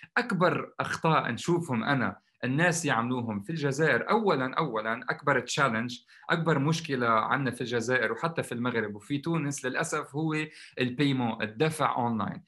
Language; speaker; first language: Arabic; native; Arabic